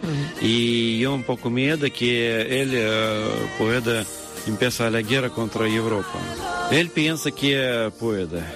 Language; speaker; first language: Spanish; non-native, learner; Russian